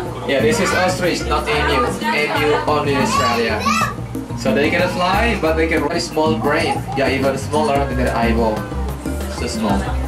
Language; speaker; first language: English; non-native, fluent; Indonesian